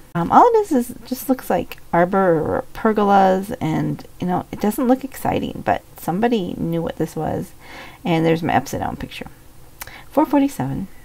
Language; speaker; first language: English; native; English